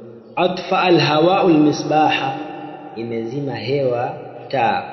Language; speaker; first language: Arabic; non-native, fluent; Swahili